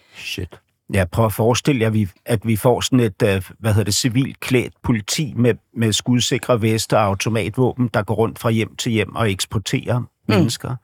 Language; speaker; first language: Danish; native; Danish